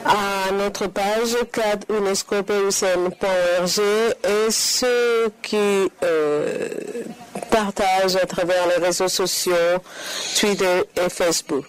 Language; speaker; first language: French; non-native, fluent; Spanish